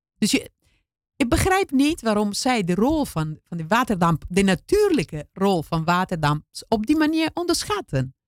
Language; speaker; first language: Dutch; non-native, fluent; Italian